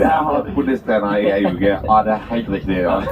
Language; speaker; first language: Norwegian; native; Norwegian